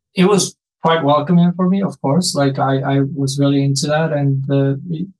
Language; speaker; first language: English; non-native, fluent; Spanish